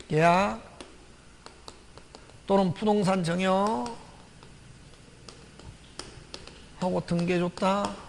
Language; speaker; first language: Korean; native; Korean